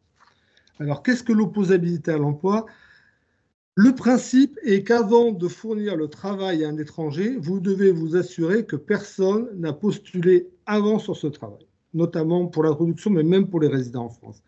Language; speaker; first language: French; native; French